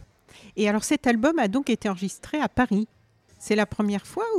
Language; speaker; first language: French; native; French